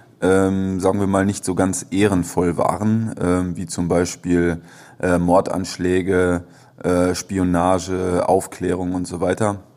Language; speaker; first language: German; native; German